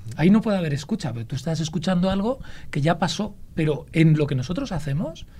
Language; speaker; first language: Spanish; native; Spanish